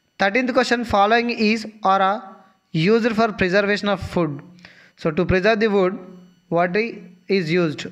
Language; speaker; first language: English; non-native, local second language; Telugu